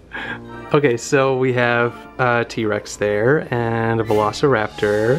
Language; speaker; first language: English; native; English